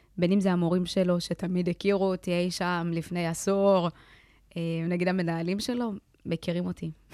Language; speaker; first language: Hebrew; early bilingual, other home language; Amharic